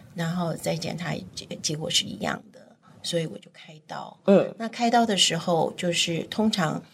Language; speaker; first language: Chinese; native; Chinese